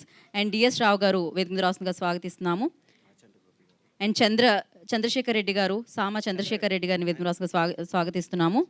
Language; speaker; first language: Telugu; native; Telugu